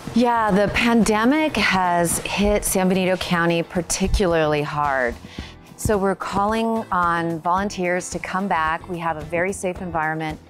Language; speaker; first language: English; native; English